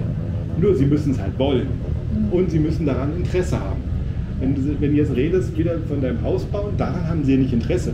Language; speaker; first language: German; native; German